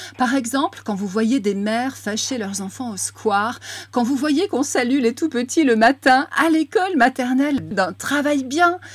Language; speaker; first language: French; native; French